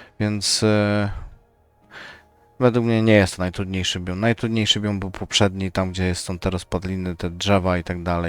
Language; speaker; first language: Polish; native; Polish